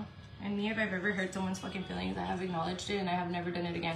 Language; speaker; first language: English; early bilingual, other home language; Spanish